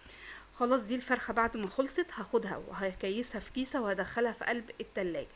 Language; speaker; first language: Arabic; native; Arabic